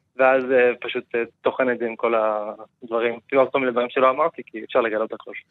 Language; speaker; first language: Hebrew; non-native, fluent; Turkish